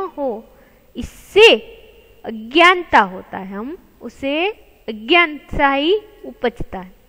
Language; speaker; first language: Hindi; non-native, local second language; Gujarati